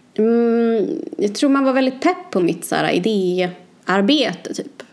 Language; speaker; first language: Swedish; native; Swedish